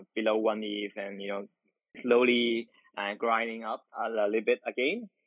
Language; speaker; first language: English; non-native, local second language; Cantonese